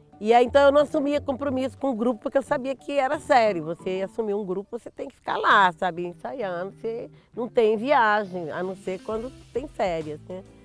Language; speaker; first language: Portuguese; native; Portuguese